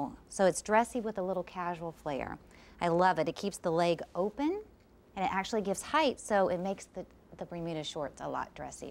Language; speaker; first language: English; native; English